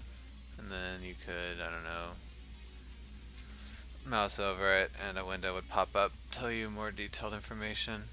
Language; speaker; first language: English; native; English